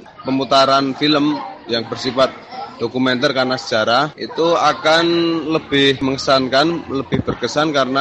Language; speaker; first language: Indonesian; native; Indonesian